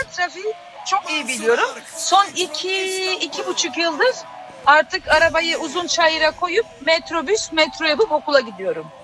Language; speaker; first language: Turkish; non-native, fluent; French